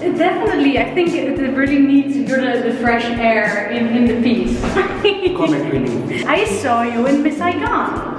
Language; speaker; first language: English; non-native, fluent; Dutch